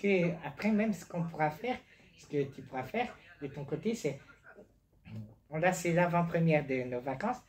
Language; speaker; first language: French; native; French